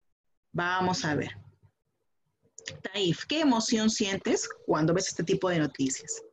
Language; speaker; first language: Spanish; native; Spanish